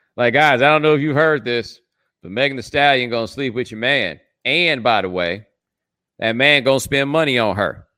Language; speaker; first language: English; native; English